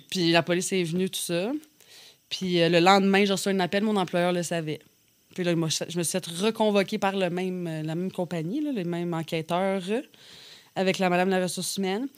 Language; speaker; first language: French; native; French